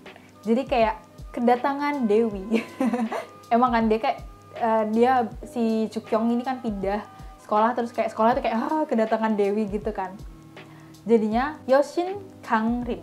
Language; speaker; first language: Indonesian; native; Indonesian